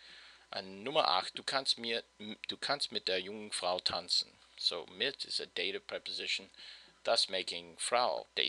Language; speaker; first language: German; non-native, fluent; English